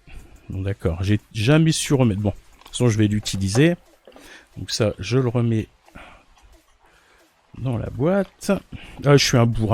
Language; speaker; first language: French; native; French